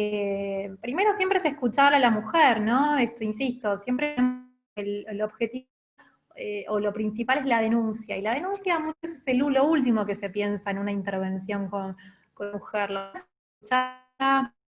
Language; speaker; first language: Spanish; native; Spanish